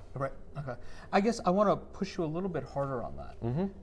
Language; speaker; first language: English; native; English